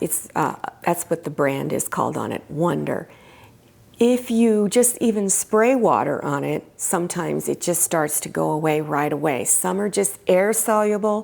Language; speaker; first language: English; native; English